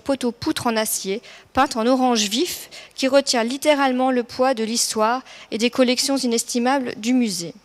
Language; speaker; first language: French; native; French